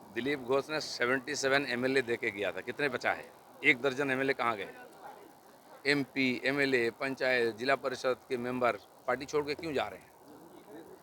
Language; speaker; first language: Hindi; non-native, local second language; Bangla